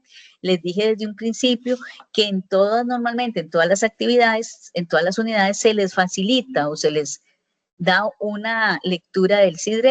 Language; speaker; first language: Spanish; native; Spanish